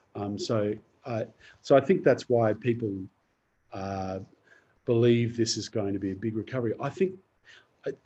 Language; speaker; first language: English; native; English